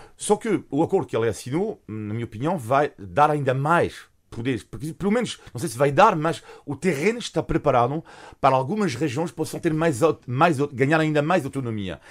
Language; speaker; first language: Portuguese; non-native, fluent; French